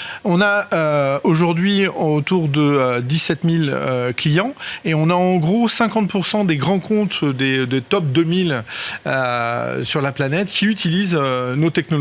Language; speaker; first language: French; native; French